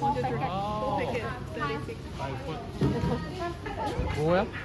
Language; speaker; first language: English; non-native, learner; Korean